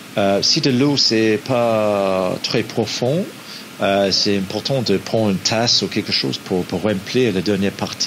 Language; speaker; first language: French; non-native, learner; English